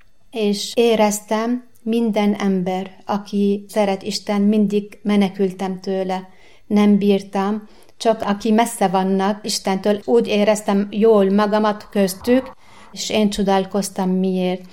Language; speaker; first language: Hungarian; non-native, fluent; Arabic